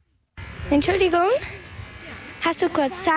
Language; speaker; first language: German; non-native, learner; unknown